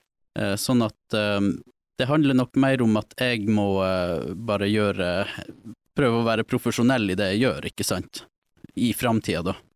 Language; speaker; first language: Norwegian; native; Norwegian